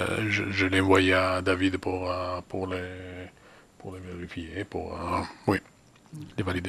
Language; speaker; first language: French; non-native, fluent; Italian